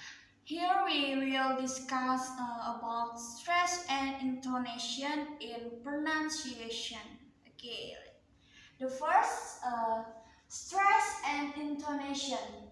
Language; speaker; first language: English; non-native, learner; Indonesian